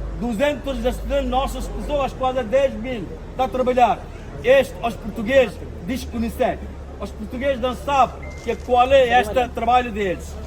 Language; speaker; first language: Portuguese; non-native, local second language; Bangla